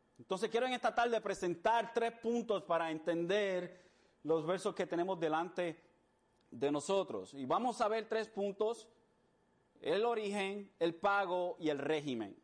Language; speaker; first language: Spanish; early bilingual, heritage; Spanish